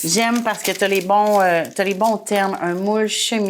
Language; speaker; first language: French; native; French